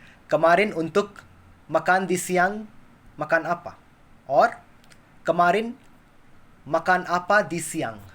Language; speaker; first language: Indonesian; non-native, learner; Kannada